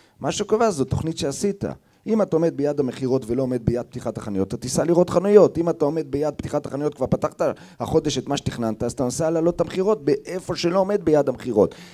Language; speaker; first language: Hebrew; native; Hebrew